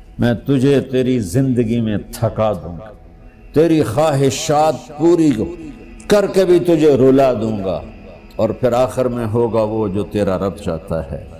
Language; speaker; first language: Urdu; non-native, local second language; Punjabi